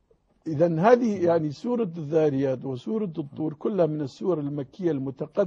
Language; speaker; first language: Arabic; native; Arabic